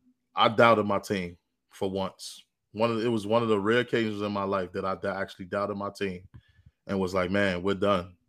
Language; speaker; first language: English; native; English